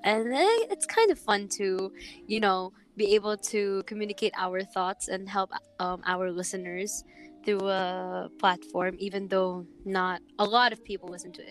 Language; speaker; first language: English; non-native, local second language; Filipino